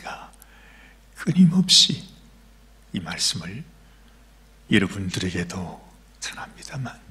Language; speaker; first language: Korean; native; Korean